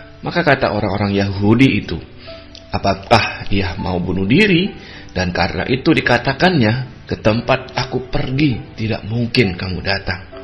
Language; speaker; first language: Indonesian; native; Indonesian